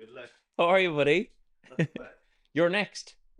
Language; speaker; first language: English; native; English